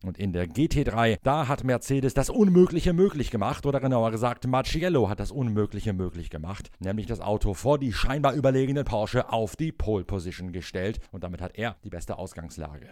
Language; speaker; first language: German; native; German